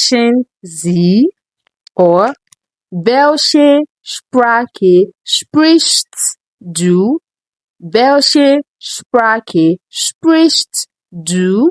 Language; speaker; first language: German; non-native, learner; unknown